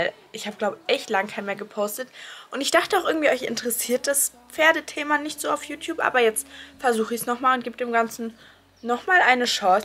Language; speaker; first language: German; native; German